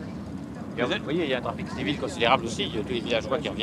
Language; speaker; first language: French; native; French